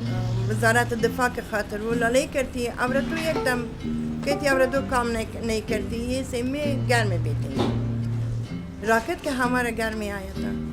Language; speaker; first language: Hindi; non-native, learner; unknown